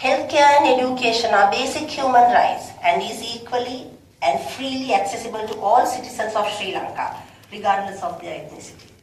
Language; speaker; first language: English; non-native, local second language; Sinhala